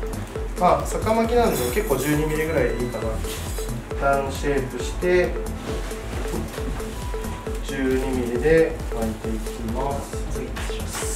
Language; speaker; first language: Japanese; native; Japanese